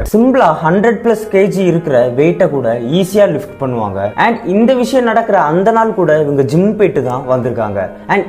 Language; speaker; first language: Tamil; native; Tamil